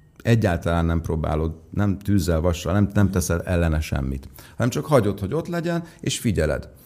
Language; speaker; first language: Hungarian; native; Hungarian